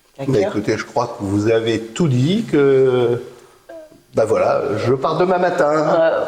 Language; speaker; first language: French; native; French